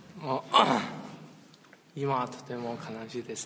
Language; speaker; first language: Japanese; non-native, learner; Chinese